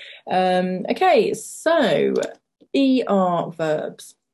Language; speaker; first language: English; native; English